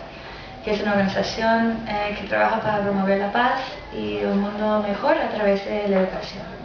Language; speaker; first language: Spanish; non-native, fluent; English